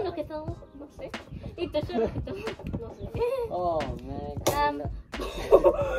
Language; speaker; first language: Spanish; early bilingual, heritage; Spanish